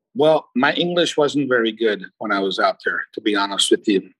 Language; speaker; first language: English; early bilingual, other home language; Portuguese